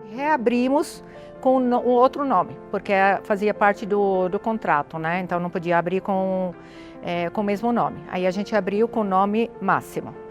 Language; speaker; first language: Portuguese; non-native, fluent; Arabic